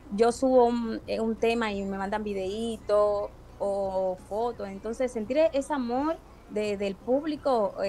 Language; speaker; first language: Spanish; native; Spanish